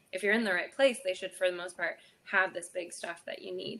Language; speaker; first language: English; native; English